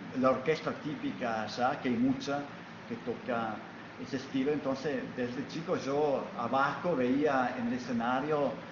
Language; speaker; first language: Spanish; non-native, fluent; Italian